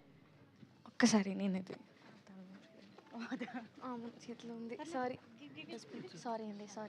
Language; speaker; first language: Telugu; non-native, learner; Tamil